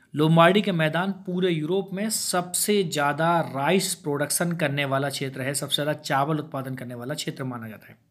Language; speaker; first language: Hindi; native; Hindi